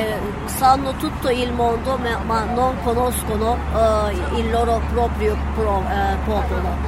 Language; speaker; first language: Italian; non-native, fluent; Turkish